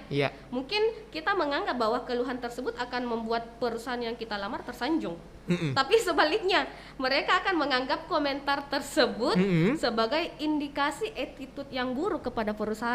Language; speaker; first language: Indonesian; native; Indonesian